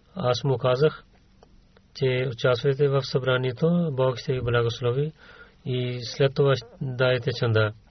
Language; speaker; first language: Bulgarian; non-native, learner; Urdu